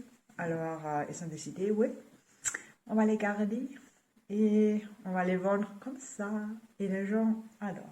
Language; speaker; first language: French; non-native, fluent; German